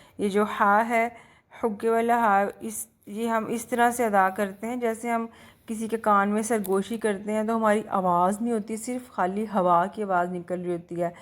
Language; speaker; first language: Urdu; native; Urdu